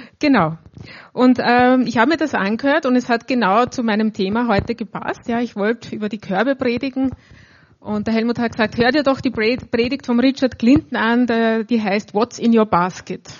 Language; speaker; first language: German; native; German